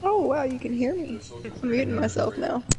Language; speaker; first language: English; native; English